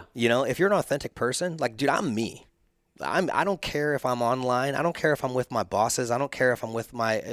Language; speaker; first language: English; native; English